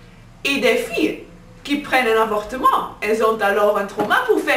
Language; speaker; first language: French; non-native, learner; Dutch